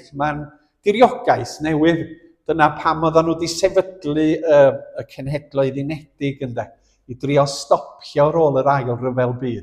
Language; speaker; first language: Welsh; native; Welsh